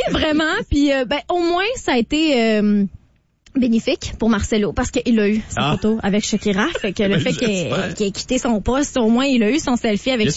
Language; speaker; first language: French; native; French